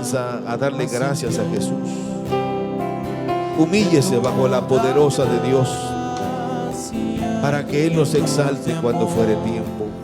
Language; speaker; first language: Spanish; native; Spanish